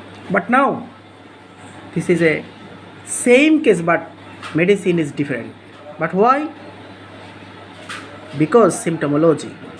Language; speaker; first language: English; non-native, local second language; Bangla